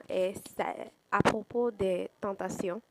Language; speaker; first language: French; non-native, fluent; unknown